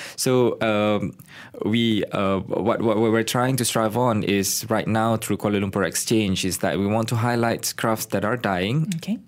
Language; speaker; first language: English; non-native, local second language; Malay